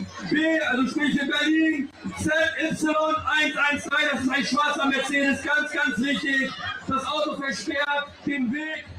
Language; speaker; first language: German; native; German